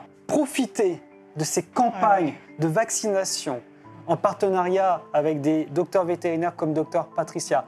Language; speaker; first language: French; native; French